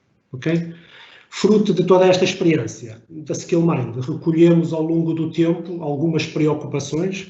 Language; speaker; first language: Portuguese; native; Portuguese